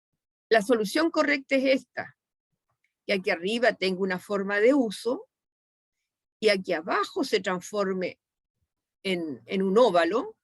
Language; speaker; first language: Spanish; native; Spanish